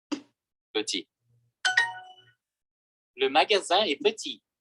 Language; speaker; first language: French; non-native, learner; Vietnamese